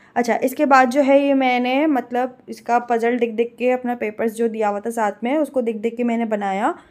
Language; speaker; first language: Urdu; native; Urdu